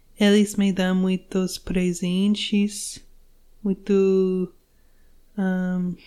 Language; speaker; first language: Portuguese; non-native, learner; English